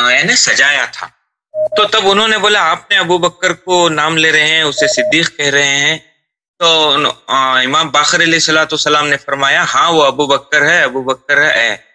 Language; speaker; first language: Urdu; native; Urdu